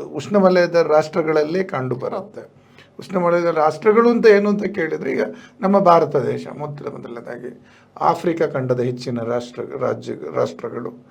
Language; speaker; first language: Kannada; native; Kannada